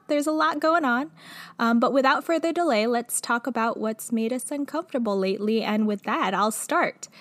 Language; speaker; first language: English; native; English